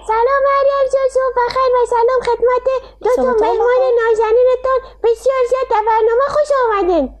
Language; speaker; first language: Persian; native; Persian